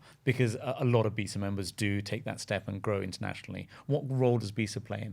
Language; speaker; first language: English; native; English